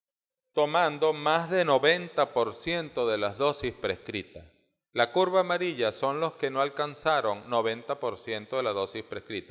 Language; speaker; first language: Spanish; native; Spanish